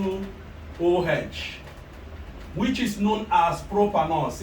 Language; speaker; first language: English; non-native, local second language; Igbo